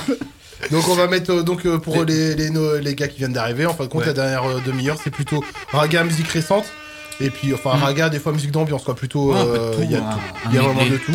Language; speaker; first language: French; native; French